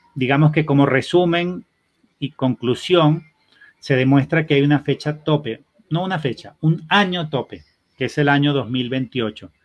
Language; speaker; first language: Spanish; native; Spanish